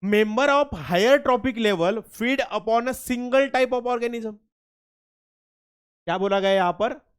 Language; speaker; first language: Hindi; non-native, local second language; Marathi